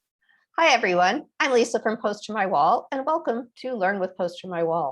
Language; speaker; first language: English; native; English